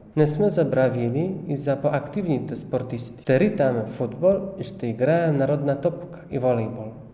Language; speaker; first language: Bulgarian; non-native, fluent; Polish